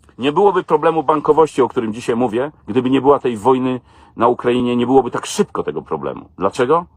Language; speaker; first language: Polish; native; Polish